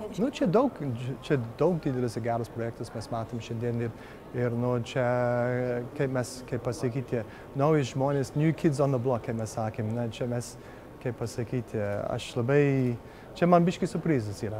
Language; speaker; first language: Lithuanian; early bilingual, heritage; Lithuanian